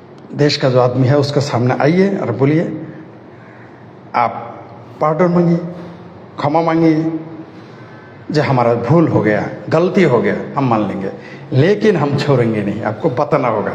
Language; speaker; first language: Hindi; non-native, fluent; Bangla